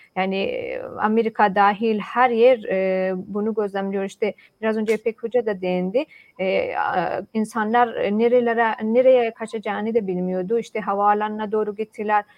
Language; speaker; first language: Turkish; non-native, fluent; Persian